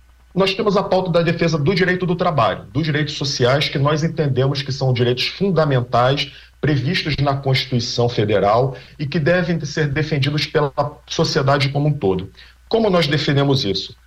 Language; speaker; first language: Portuguese; native; Portuguese